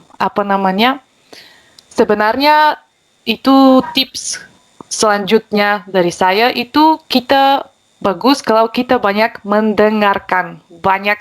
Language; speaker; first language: Indonesian; non-native, fluent; Bulgarian